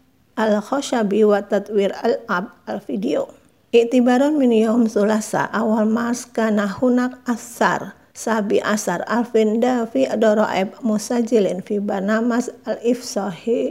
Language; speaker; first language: Arabic; non-native, fluent; Indonesian